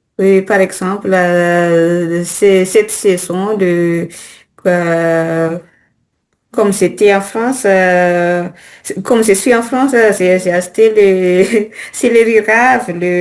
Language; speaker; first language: French; non-native, learner; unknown